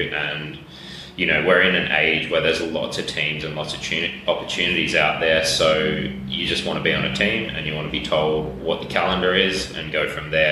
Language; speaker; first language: English; native; English